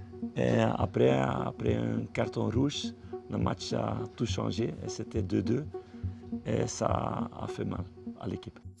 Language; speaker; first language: French; non-native, fluent; Dutch